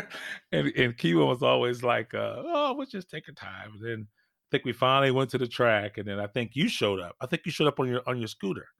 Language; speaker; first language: English; native; English